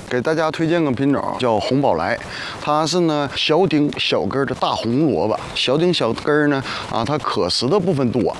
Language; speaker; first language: Chinese; native; Chinese